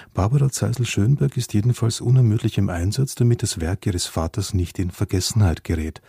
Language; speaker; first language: German; native; German